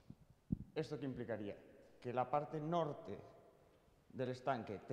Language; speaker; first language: Spanish; native; Spanish